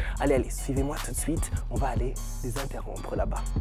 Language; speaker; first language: French; non-native, local second language; Kinyarwanda